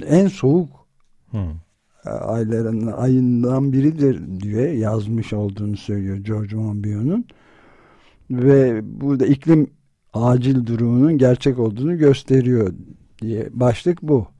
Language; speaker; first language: Turkish; native; Turkish